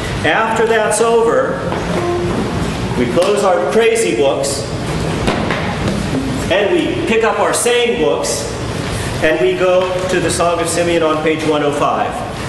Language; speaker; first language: English; native; English